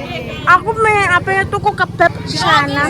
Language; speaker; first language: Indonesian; non-native, local second language; Javanese